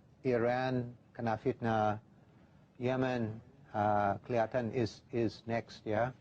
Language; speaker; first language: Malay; non-native, fluent; English